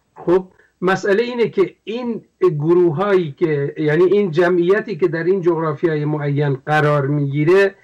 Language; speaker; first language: Persian; non-native, local second language; Kurdish